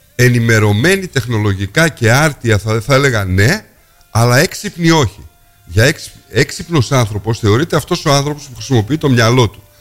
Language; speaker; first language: Greek; early bilingual, heritage; Greek